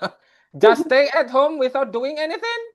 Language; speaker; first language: English; non-native, fluent; Indonesian